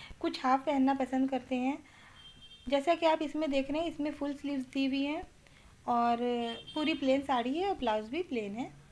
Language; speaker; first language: Hindi; native; Hindi